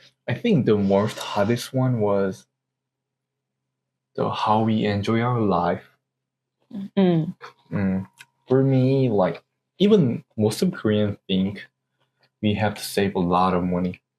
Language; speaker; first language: English; non-native, learner; Korean